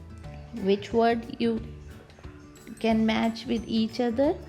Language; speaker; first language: English; non-native, local second language; Hindi